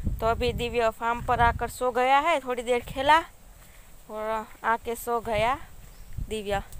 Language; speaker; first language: Hindi; non-native, local second language; Gujarati